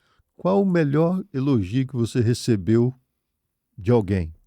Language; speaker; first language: Portuguese; native; Portuguese